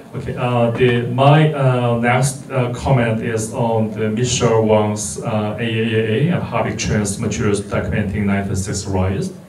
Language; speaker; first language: English; non-native, fluent; Korean